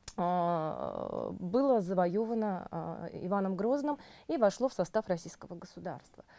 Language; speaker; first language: Russian; native; Russian